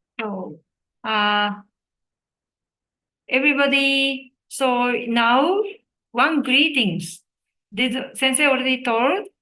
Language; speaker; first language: English; non-native, learner; Japanese